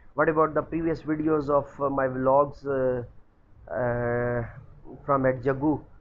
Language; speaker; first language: English; non-native, local second language; Urdu